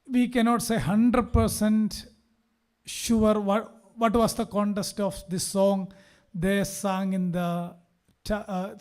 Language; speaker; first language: English; non-native, local second language; Malayalam